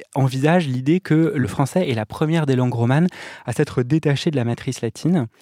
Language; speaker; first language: French; native; French